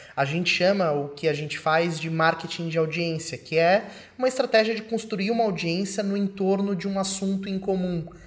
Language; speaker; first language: Portuguese; native; Portuguese